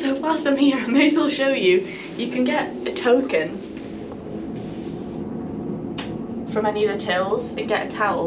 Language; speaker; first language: English; native; English